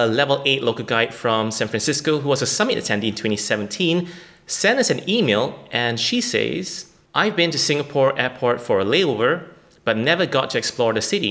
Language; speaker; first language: English; non-native, local second language; Chinese